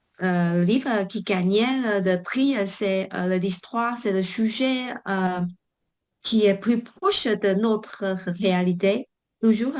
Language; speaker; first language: French; non-native, learner; Chinese